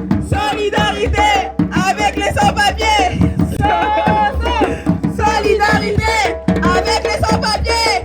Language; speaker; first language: French; early bilingual, other home language; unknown